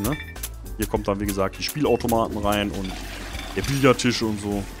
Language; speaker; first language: German; native; German